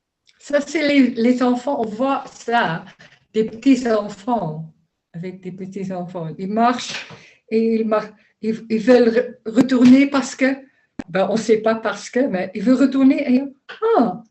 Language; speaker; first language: French; non-native, learner; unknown